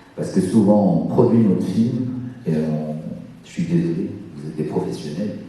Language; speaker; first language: French; non-native, local second language; Arabic